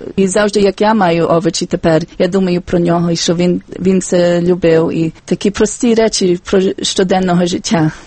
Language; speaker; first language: Ukrainian; early bilingual, heritage; Ukrainian